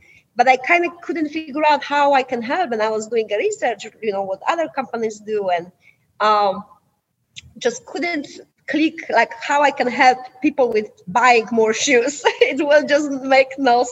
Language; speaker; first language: English; non-native, fluent; Polish